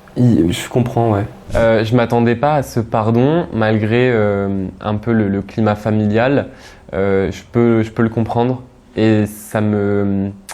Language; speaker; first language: French; native; French